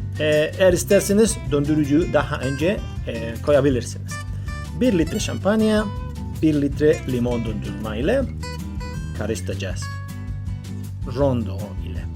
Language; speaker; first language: Turkish; non-native, learner; Spanish